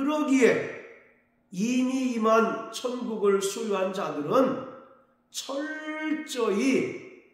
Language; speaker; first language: Korean; native; Korean